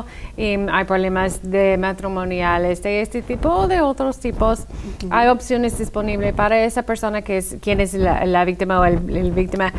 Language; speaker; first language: Spanish; non-native, fluent; English